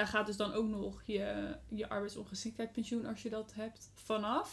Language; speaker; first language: Dutch; native; Dutch